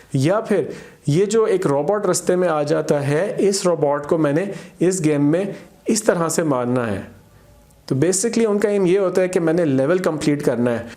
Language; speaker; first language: Urdu; native; Urdu